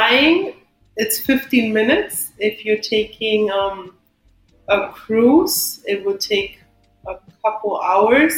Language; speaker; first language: English; non-native, fluent; German